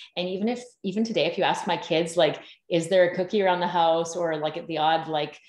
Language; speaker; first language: English; native; English